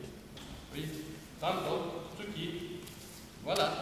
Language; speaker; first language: French; non-native, fluent; Romanian